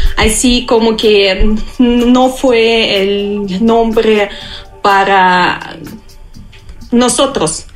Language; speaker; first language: Spanish; non-native, learner; Russian